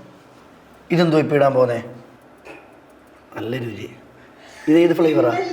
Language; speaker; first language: Malayalam; native; Malayalam